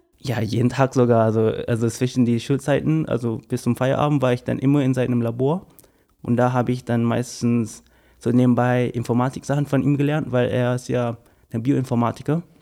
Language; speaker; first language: German; non-native, fluent; English